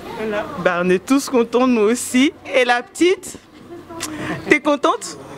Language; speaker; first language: French; native; French